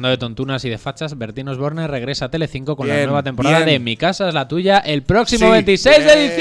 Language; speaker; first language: Spanish; native; Spanish